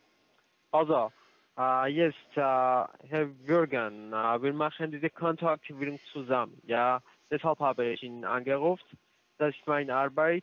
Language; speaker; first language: German; non-native, learner; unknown